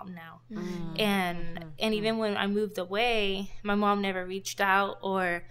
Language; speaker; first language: English; non-native, fluent; Spanish